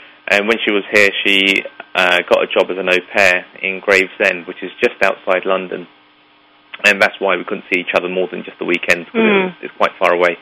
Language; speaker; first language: English; native; English